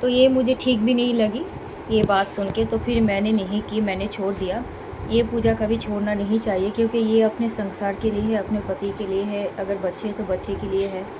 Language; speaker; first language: Hindi; non-native, local second language; Bangla